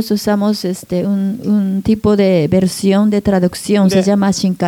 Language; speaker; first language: Spanish; non-native, learner; Japanese